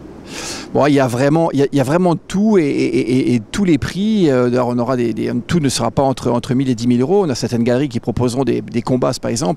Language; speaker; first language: French; native; French